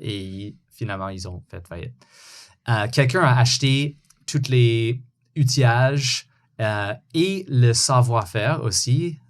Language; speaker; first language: French; non-native, fluent; English